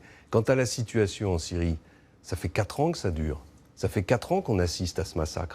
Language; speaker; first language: French; native; French